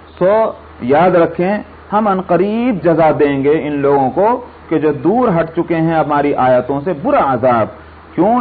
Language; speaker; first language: Urdu; native; Urdu